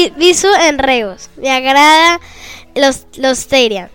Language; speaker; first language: Catalan; non-native, learner; Spanish